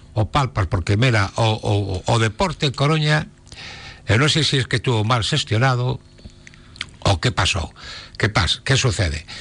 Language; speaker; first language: Galician; non-native, local second language; Spanish